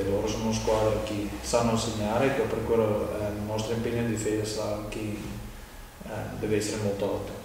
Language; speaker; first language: Italian; non-native, fluent; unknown